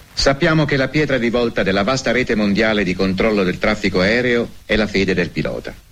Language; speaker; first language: Italian; native; Italian